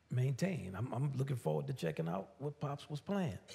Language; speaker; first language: English; native; English